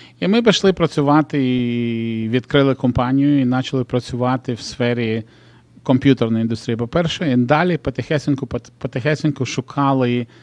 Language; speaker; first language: Ukrainian; non-native, local second language; Russian